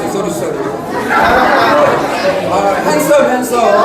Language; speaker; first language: English; non-native, learner; Korean